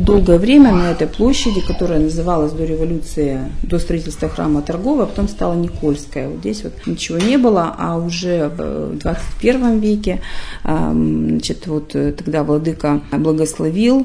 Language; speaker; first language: Russian; native; Russian